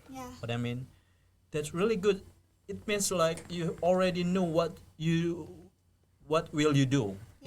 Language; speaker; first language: English; non-native, fluent; Indonesian